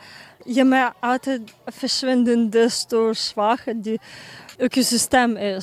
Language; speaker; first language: German; non-native, learner; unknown